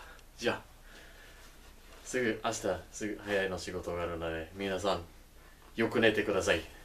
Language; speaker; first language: Japanese; non-native, learner; English